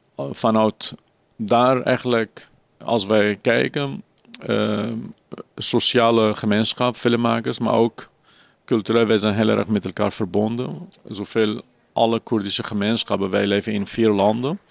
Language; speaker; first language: Dutch; non-native, fluent; Arabic